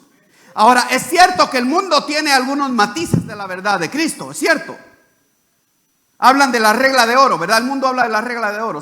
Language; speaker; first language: Spanish; native; Spanish